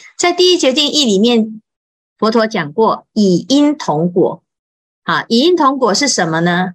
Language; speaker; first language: Chinese; native; Chinese